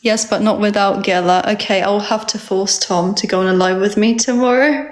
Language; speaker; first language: English; early bilingual, other home language; Georgian